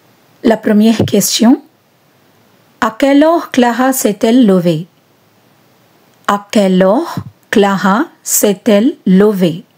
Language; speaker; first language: French; non-native, fluent; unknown